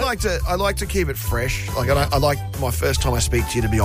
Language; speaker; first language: English; native; English